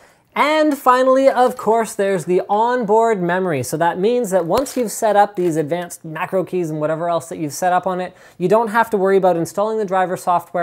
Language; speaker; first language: English; native; English